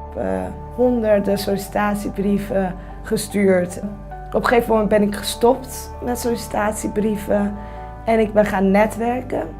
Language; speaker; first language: Dutch; non-native, fluent; Persian